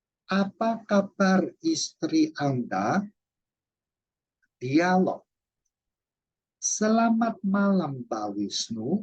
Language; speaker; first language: Indonesian; non-native, fluent; Chinese